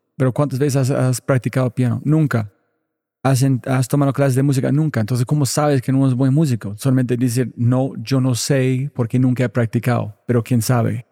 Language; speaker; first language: Spanish; non-native, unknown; English